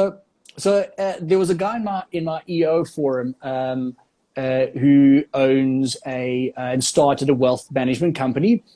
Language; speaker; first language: English; native; English